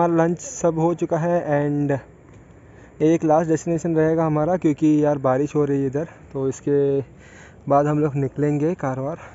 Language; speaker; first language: Hindi; non-native, local second language; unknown